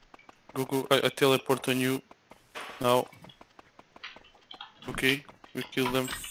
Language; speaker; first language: English; non-native, learner; Turkish